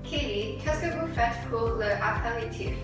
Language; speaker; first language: French; non-native, learner; English